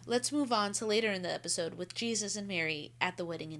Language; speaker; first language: English; native; English